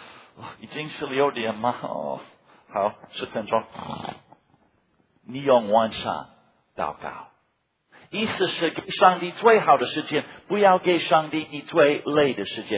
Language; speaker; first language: Chinese; non-native, fluent; English